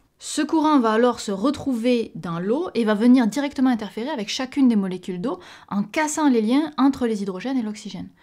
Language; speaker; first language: French; native; French